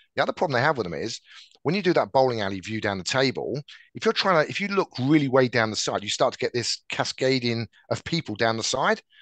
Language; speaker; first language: English; native; English